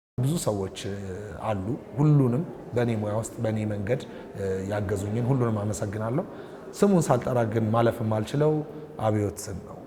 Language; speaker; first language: Amharic; native; Amharic